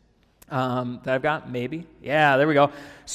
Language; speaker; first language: English; native; English